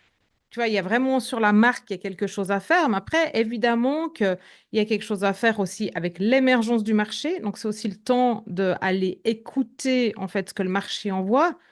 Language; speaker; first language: French; native; French